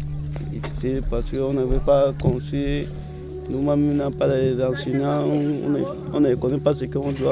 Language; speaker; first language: French; non-native, learner; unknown